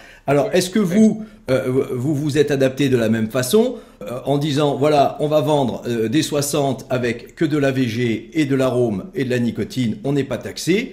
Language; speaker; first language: French; native; French